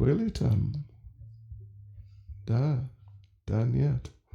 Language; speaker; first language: Russian; non-native, learner; English